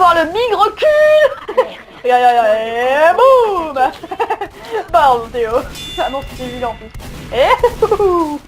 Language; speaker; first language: French; native; French